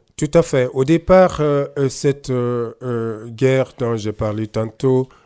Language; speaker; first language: French; non-native, local second language; Mossi